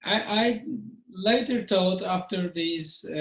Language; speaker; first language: English; non-native, fluent; Turkish